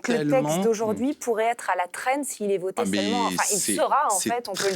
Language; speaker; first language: French; native; French